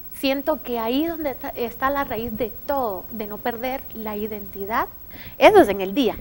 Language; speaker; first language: Spanish; native; Spanish